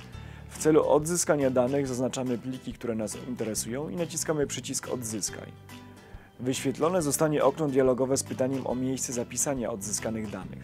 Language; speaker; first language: Polish; native; Polish